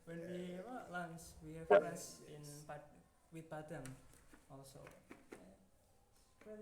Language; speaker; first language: English; non-native, learner; Indonesian